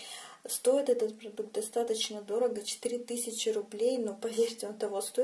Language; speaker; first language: Russian; native; Russian